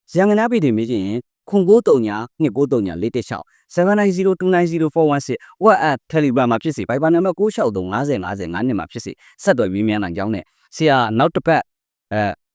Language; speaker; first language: Burmese; native; Burmese